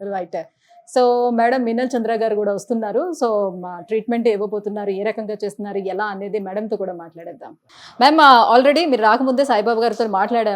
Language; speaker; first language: Telugu; native; Telugu